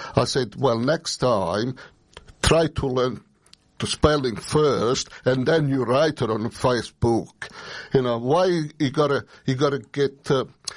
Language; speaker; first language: Italian; native; Italian